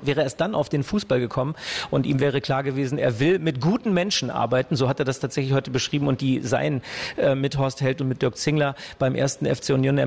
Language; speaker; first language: German; native; German